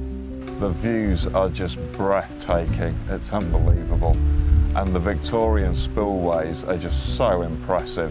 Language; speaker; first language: English; native; English